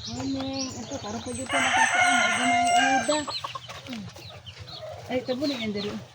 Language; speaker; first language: Filipino; non-native, local second language; Cebuano